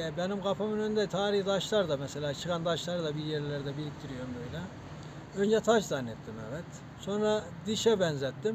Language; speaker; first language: Turkish; native; Turkish